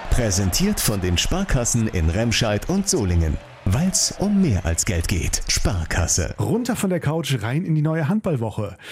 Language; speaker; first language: German; native; German